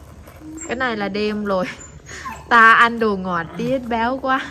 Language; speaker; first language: Vietnamese; non-native, fluent; Thai